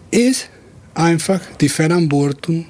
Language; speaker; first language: German; non-native, fluent; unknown